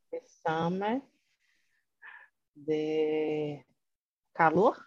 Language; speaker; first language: English; non-native, learner; Portuguese